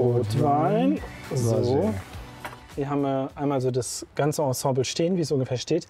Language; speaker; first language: German; native; German